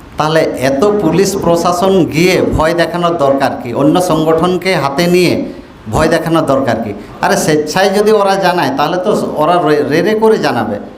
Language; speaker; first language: Bangla; non-native, local second language; Santali